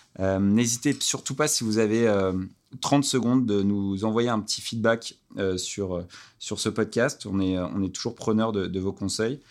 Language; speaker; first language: French; native; French